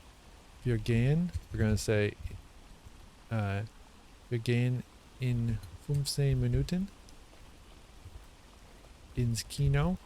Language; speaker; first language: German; non-native, learner; English